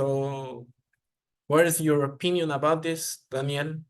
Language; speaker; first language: English; non-native, learner; Spanish